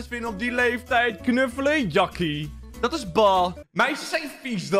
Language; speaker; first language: Dutch; native; Dutch